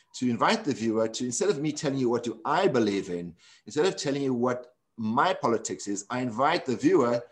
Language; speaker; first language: English; non-native, local second language; Afrikaans